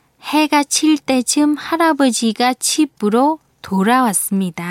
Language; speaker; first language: Korean; non-native, fluent; Vietnamese